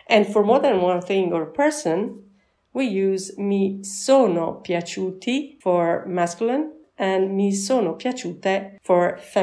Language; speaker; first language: Italian; non-native, fluent; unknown